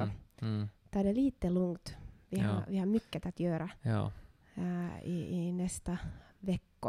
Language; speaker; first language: Swedish; non-native, local second language; Finnish